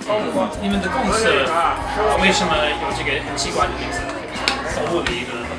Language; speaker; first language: Chinese; non-native, learner; English